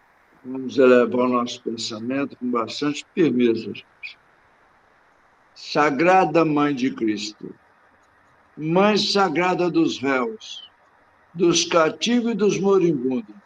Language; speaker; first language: Portuguese; native; Portuguese